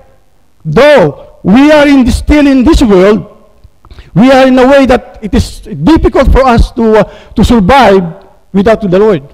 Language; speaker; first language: English; non-native, local second language; Filipino